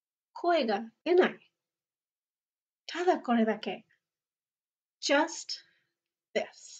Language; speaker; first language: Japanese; non-native, fluent; English